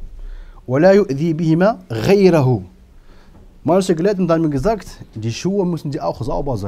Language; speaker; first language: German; non-native, fluent; Arabic